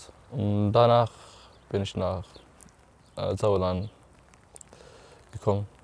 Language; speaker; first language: German; non-native, learner; Arabic